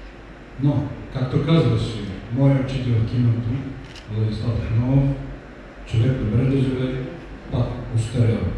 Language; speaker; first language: Bulgarian; early bilingual, heritage; Bulgarian